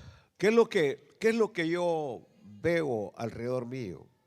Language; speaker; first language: Spanish; native; Spanish